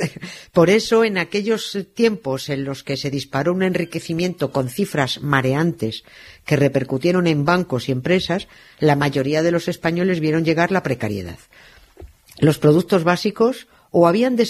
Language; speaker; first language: Spanish; native; Spanish